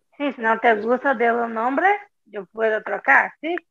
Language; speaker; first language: Spanish; non-native, learner; Portuguese